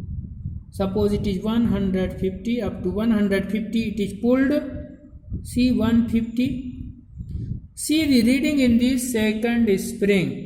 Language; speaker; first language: English; non-native, local second language; Hindi